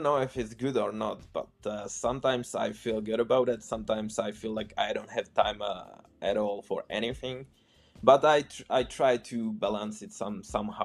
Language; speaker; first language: English; non-native, fluent; Czech